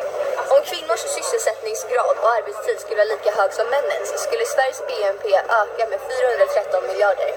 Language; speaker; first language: Swedish; native; Swedish